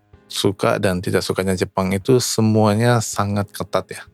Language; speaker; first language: Indonesian; early bilingual, other home language; Japanese